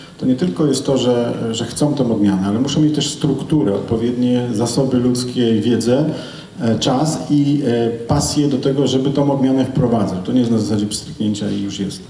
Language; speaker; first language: Polish; native; Polish